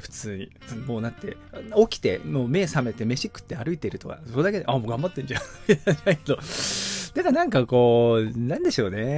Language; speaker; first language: Japanese; native; Japanese